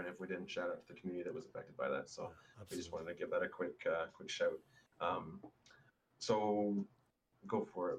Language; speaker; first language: English; native; English